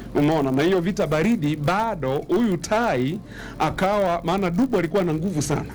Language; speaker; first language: Swahili; native; Swahili